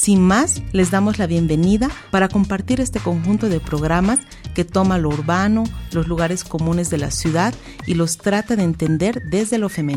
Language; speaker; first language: Spanish; native; Spanish